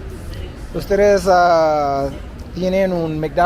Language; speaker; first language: Spanish; non-native, learner; English